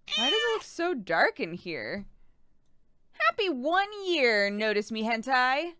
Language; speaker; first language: English; native; English